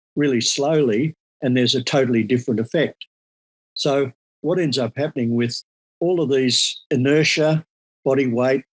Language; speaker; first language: English; native; English